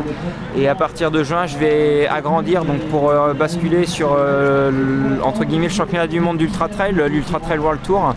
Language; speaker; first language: French; native; French